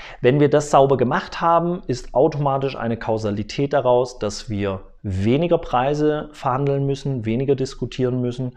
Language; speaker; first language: German; native; German